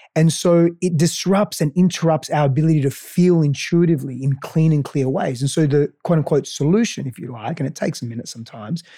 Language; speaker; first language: English; non-native, local second language; Greek